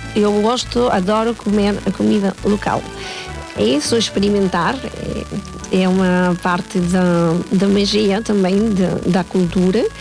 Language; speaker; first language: Portuguese; non-native, fluent; Spanish